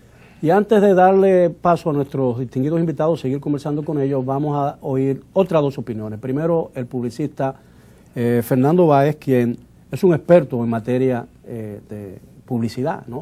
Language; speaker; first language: Spanish; native; Spanish